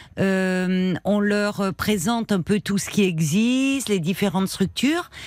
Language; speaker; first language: French; native; French